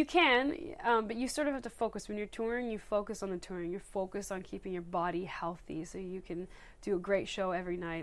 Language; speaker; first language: English; native; English